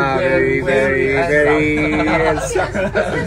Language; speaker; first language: English; non-native, learner; Vietnamese